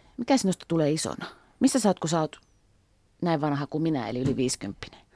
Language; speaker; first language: Finnish; native; Finnish